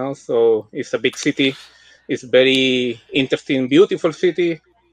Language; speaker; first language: English; non-native, fluent; Spanish